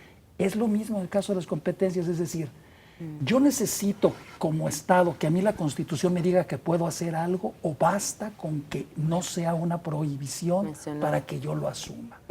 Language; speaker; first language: Spanish; native; Spanish